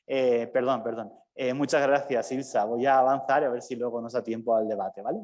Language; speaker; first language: Spanish; native; Spanish